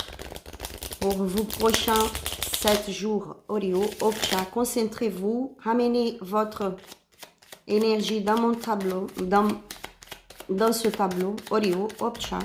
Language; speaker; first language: French; non-native, learner; Spanish